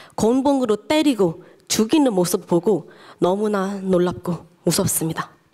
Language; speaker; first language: Korean; non-native, fluent; Burmese